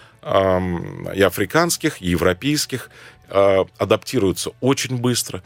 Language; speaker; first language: Russian; non-native, fluent; Arabic